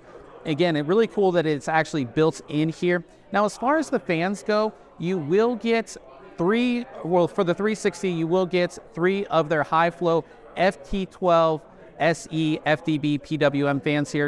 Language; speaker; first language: English; native; English